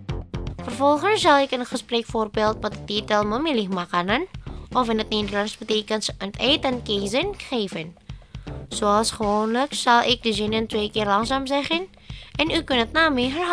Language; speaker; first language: Dutch; non-native, fluent; Indonesian